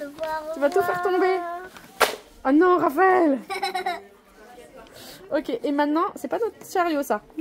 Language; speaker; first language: French; native; French